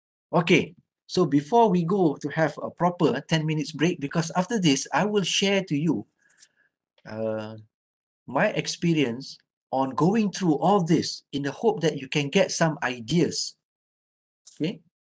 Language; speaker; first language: English; non-native, local second language; Malay